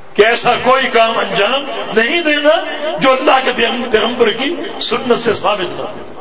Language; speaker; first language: Urdu; native; Urdu